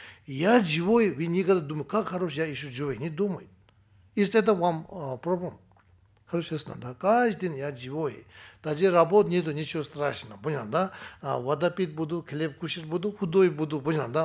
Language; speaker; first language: Russian; non-native, learner; Tibetan